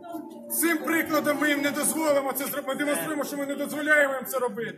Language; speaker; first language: Ukrainian; native; Ukrainian